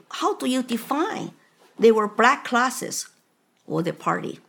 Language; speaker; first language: English; non-native, fluent; Chinese